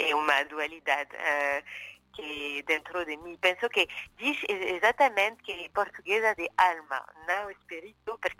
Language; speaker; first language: Portuguese; non-native, fluent; French